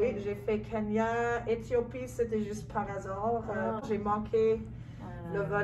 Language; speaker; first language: French; non-native, local second language; English